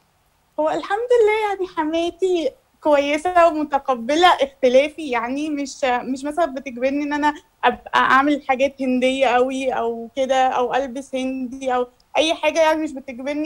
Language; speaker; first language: Arabic; native; Arabic